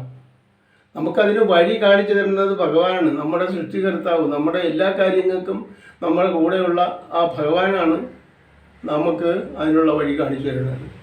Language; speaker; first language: Malayalam; native; Malayalam